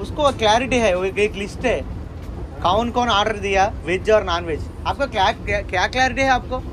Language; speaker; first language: Hindi; non-native, local second language; Telugu